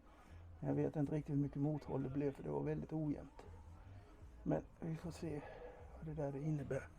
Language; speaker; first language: Swedish; native; Swedish